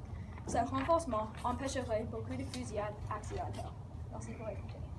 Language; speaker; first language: French; non-native, learner; English